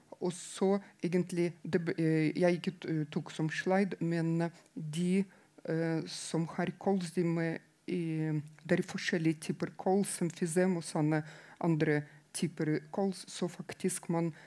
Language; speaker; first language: Norwegian; non-native, fluent; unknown